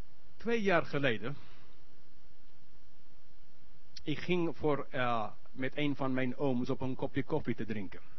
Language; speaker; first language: Dutch; non-native, learner; English